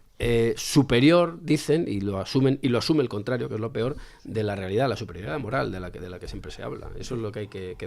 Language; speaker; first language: Spanish; native; Spanish